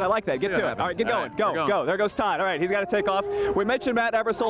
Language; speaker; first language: English; native; English